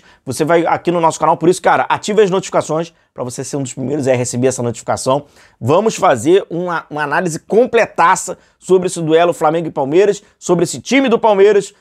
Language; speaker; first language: Portuguese; native; Portuguese